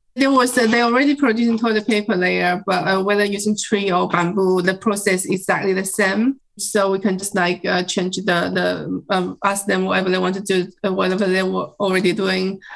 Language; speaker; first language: English; non-native, fluent; Chinese